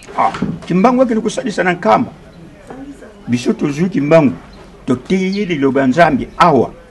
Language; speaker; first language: Lingala; non-native, local second language; Kongo